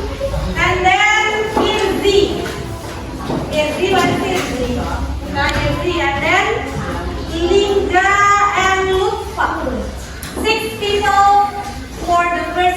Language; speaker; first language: English; non-native, learner; Indonesian